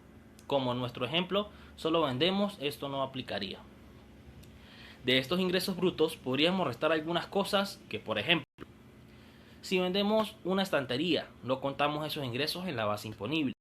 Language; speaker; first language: Spanish; native; Spanish